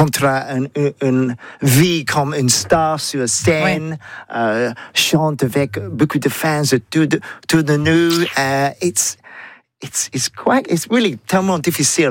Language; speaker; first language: French; non-native, learner; English